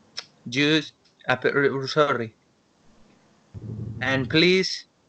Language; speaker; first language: English; non-native, learner; Spanish